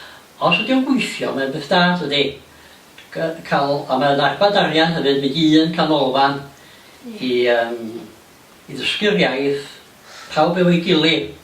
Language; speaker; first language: Welsh; native; Welsh